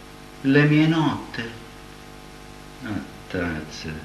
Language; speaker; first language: Italian; native; Italian